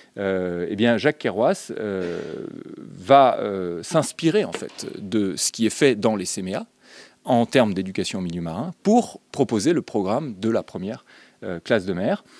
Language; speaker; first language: French; native; French